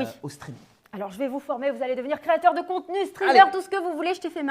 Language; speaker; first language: French; native; French